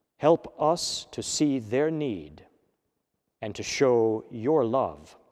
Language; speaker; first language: English; native; English